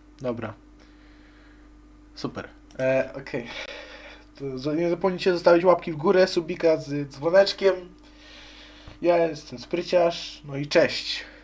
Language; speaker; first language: Polish; native; Polish